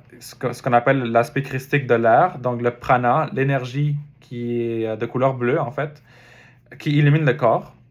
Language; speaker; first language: French; native; French